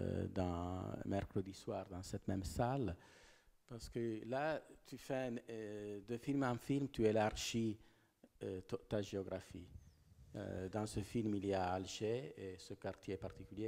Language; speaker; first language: French; non-native, fluent; Portuguese